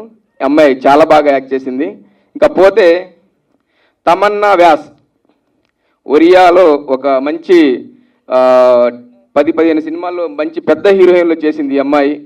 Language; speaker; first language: Telugu; native; Telugu